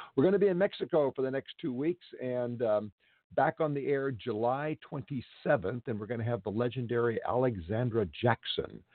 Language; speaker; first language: English; native; English